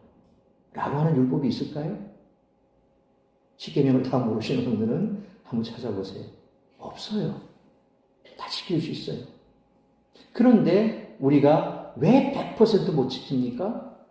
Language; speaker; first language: Korean; native; Korean